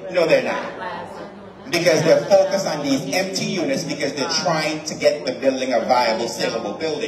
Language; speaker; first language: English; native; English